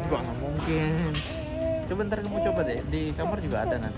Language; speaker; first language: Indonesian; native; Indonesian